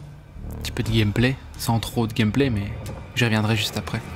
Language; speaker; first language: French; native; French